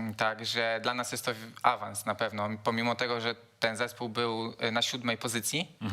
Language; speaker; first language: Polish; native; Polish